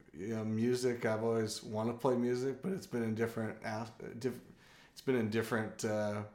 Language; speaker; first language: English; native; English